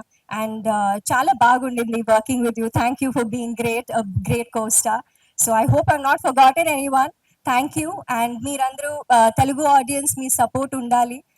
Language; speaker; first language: Telugu; non-native, local second language; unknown